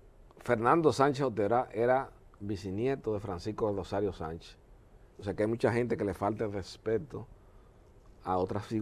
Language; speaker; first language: Spanish; native; Spanish